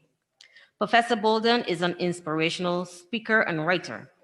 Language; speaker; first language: English; native; English